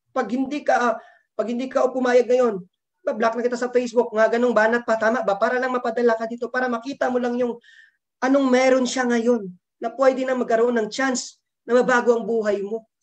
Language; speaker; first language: Filipino; non-native, local second language; Cebuano